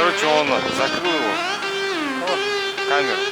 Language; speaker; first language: Russian; non-native, local second language; Kazakh